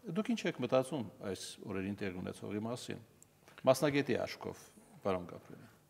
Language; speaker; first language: Armenian; native; Armenian